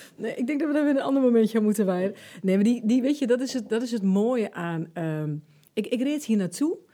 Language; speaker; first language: Dutch; early bilingual, other home language; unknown